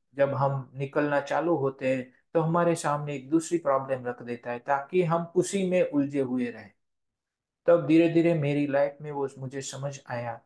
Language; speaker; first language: Hindi; non-native, local second language; Gujarati